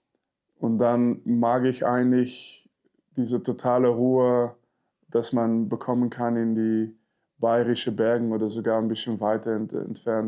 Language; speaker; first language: German; non-native, fluent; French